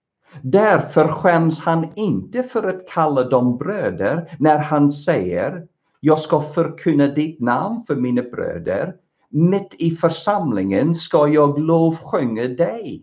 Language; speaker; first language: Swedish; non-native, fluent; English